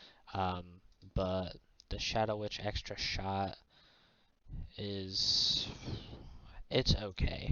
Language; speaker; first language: English; native; English